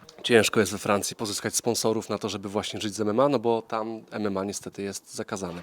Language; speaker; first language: Polish; native; Polish